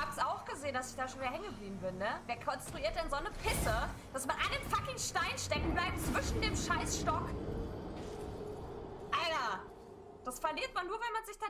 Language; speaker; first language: German; native; German